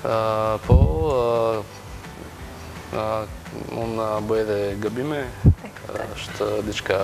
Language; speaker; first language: Albanian; non-native, learner; Bulgarian